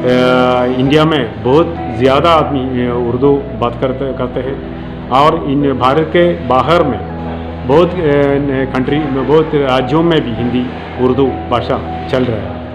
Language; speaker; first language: Hindi; non-native, local second language; Malayalam